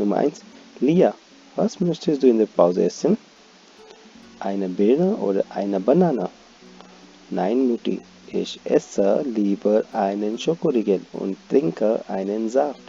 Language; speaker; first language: German; non-native, fluent; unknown